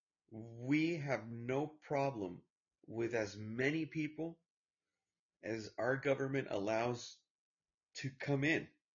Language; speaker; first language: English; early bilingual, other home language; Spanish